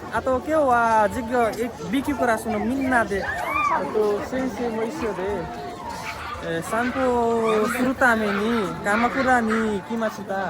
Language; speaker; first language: Japanese; non-native, learner; Nepali